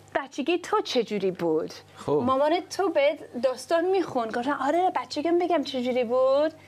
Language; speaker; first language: Persian; early bilingual, heritage; Persian